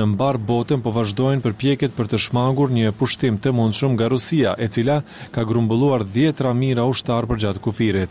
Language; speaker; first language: Albanian; native; Albanian